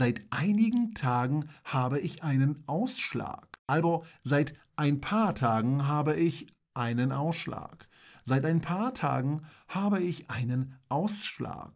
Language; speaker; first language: German; non-native, fluent; Polish